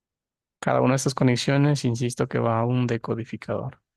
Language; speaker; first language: Spanish; native; Spanish